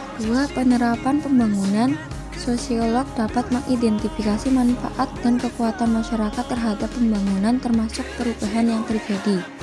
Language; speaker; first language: Indonesian; native; Indonesian